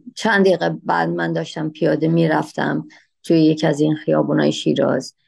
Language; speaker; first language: Persian; native; Persian